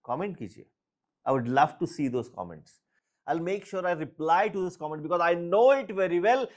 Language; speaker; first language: Hindi; non-native, local second language; Marathi